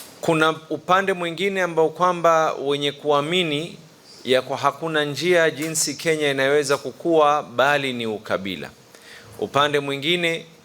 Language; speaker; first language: Swahili; native; Swahili